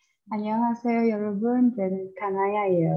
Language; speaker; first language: Korean; non-native, learner; Indonesian